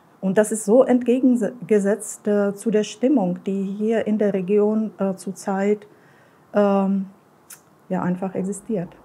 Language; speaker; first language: German; native; German